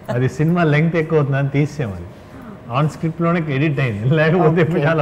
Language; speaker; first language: Telugu; native; Telugu